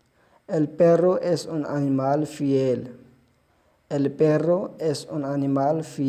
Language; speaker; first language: Spanish; non-native, fluent; Urdu